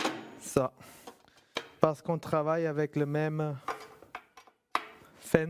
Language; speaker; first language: French; non-native, fluent; German